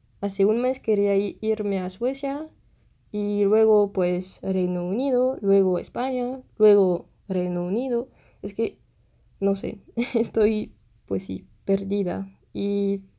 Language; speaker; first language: Spanish; non-native, fluent; French